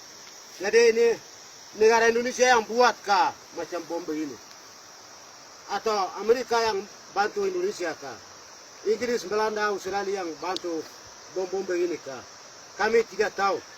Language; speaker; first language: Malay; non-native, local second language; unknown